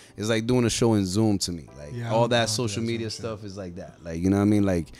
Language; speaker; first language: English; native; English